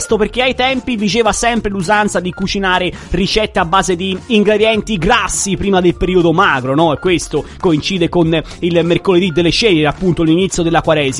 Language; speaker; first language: Italian; native; Italian